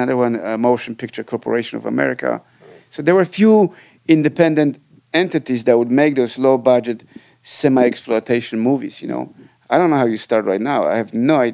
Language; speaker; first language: English; non-native, fluent; Polish